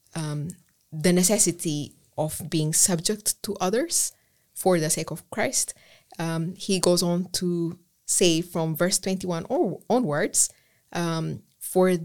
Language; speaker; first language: English; non-native, fluent; Amharic